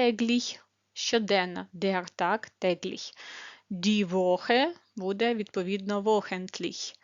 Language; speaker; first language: German; non-native, fluent; Ukrainian